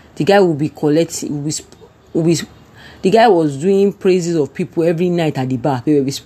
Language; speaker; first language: English; non-native, local second language; Yoruba